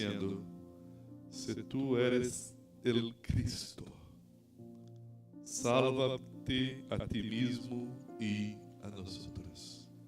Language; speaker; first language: Spanish; non-native, fluent; Portuguese